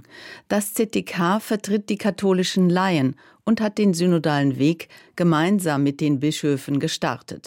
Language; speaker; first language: German; native; German